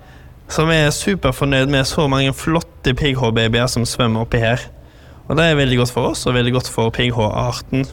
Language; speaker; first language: Norwegian; native; Norwegian